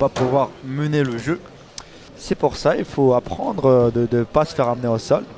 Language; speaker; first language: French; native; French